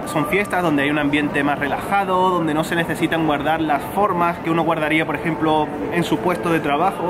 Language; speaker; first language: Spanish; native; Spanish